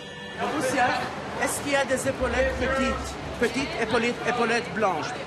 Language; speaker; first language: French; non-native, fluent; Hebrew